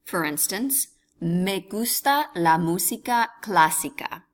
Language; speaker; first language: Spanish; non-native, fluent; English